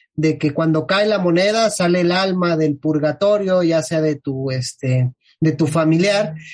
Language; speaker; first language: Spanish; native; Spanish